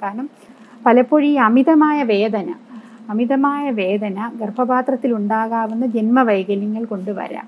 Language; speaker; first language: Malayalam; native; Malayalam